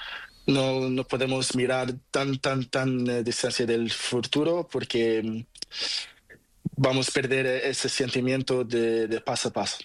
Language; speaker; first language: Spanish; non-native, learner; Portuguese